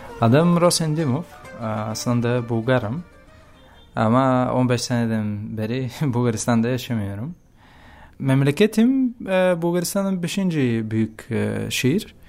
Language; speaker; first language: Turkish; non-native, learner; Bulgarian